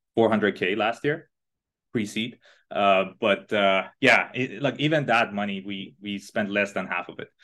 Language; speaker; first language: English; non-native, fluent; Persian